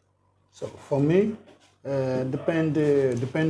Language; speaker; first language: English; non-native, learner; Portuguese